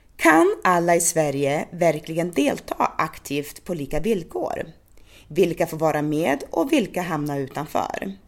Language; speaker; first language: Swedish; native; Swedish